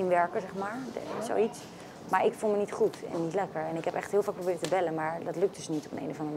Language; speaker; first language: Dutch; native; Dutch